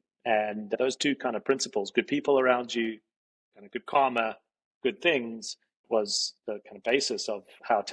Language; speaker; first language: English; native; English